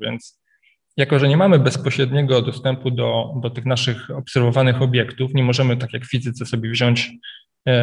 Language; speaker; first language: Polish; native; Polish